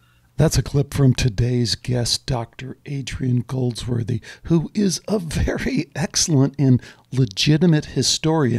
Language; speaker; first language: English; native; English